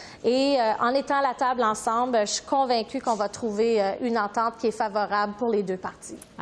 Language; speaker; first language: French; native; French